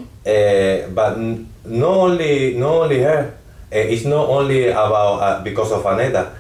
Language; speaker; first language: English; non-native, learner; Spanish